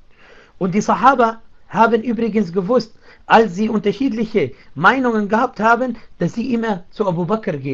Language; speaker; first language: German; non-native, fluent; Arabic